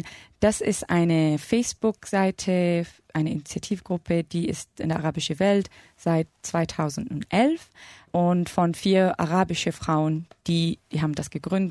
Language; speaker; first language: German; non-native, fluent; Arabic